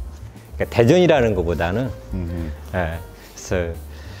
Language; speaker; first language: Korean; native; Korean